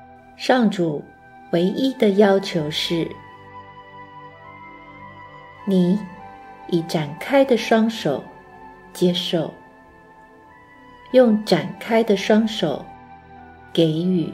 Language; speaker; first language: Chinese; native; Chinese